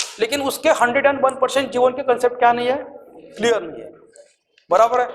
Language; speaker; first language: Hindi; non-native, local second language; Marathi